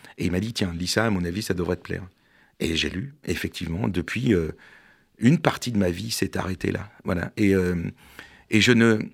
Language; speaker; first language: French; native; French